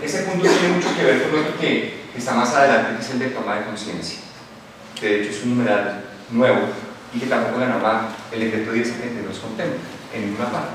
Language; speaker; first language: Spanish; native; Spanish